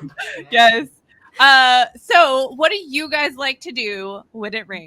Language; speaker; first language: English; native; English